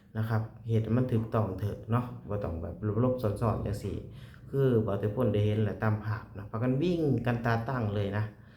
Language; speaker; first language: Thai; native; Thai